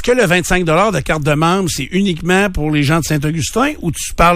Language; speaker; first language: French; native; French